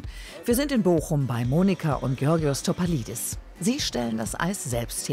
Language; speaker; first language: German; native; German